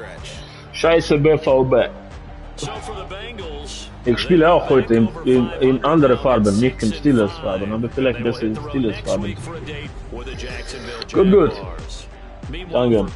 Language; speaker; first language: German; non-native, learner; Russian